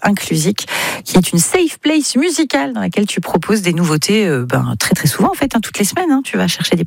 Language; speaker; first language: French; native; French